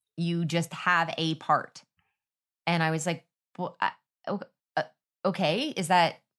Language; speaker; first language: English; native; English